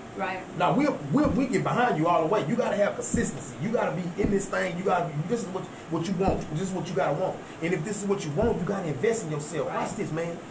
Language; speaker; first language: English; native; English